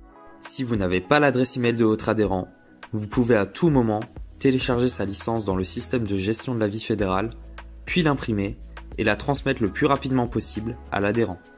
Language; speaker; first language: French; native; French